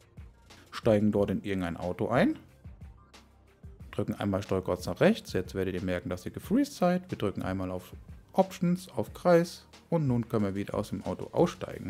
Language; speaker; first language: German; native; German